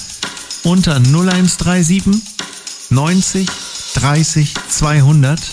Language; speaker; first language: German; native; German